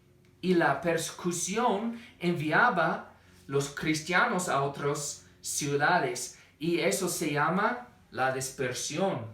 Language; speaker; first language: Spanish; non-native, fluent; English